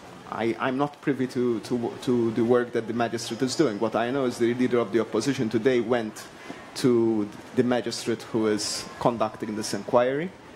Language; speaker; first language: English; non-native, local second language; Maltese